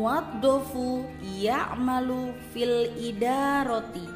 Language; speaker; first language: Arabic; non-native, fluent; Indonesian